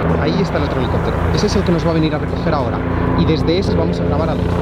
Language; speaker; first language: Spanish; native; Spanish